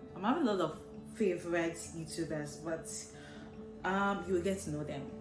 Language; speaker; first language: English; non-native, local second language; Yoruba